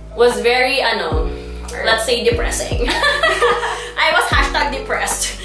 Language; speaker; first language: English; non-native, local second language; Cebuano